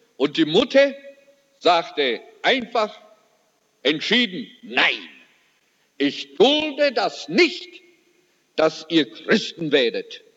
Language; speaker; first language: German; early bilingual, heritage; German